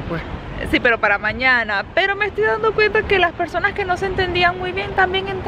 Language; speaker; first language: Spanish; native; Spanish